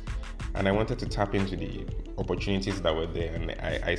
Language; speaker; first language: English; non-native, local second language; Yoruba